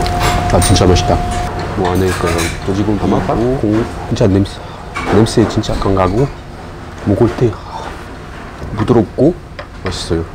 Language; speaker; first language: Korean; non-native, learner; French